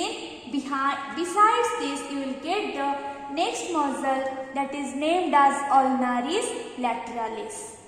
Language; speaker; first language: English; non-native, local second language; Hindi